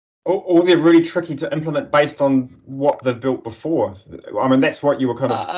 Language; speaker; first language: English; native; English